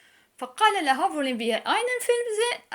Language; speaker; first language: German; non-native, learner; Arabic